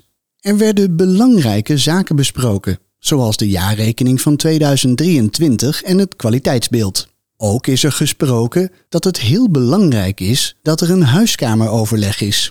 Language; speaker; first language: Dutch; native; Dutch